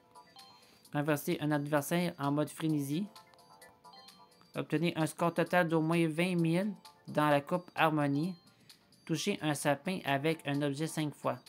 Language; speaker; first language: French; native; French